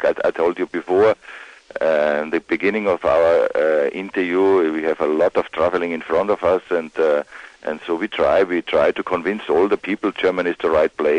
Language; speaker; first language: English; non-native, fluent; German